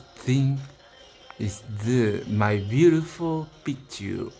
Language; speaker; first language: English; non-native, learner; Spanish